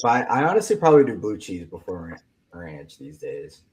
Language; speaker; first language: English; native; English